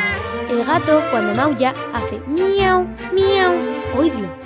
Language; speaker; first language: Spanish; native; Spanish